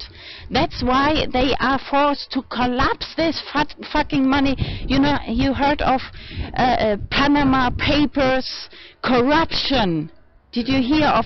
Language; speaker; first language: English; non-native, fluent; German